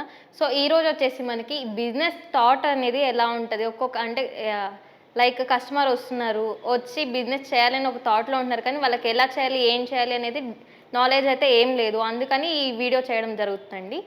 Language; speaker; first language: Telugu; native; Telugu